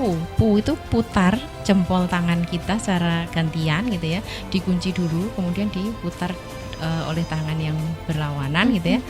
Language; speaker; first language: Indonesian; native; Indonesian